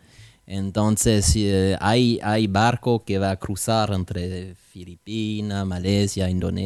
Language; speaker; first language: Spanish; non-native, learner; French